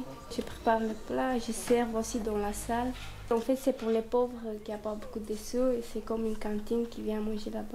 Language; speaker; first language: French; early bilingual, other home language; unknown